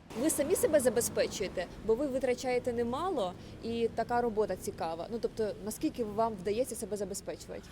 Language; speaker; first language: Ukrainian; native; Ukrainian